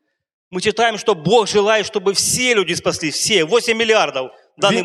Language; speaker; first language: Czech; non-native, learner; Russian